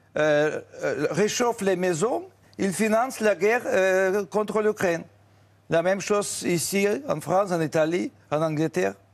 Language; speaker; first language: French; non-native, fluent; Russian